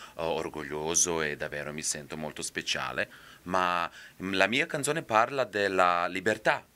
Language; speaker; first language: Italian; non-native, fluent; Serbian